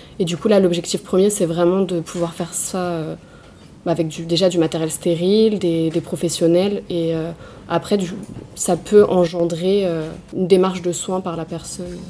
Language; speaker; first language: French; native; French